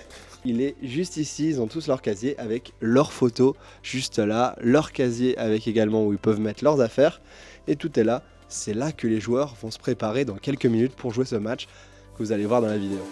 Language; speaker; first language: French; native; French